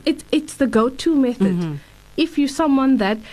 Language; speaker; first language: English; native; English